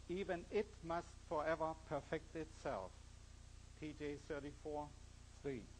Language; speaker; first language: English; non-native, fluent; German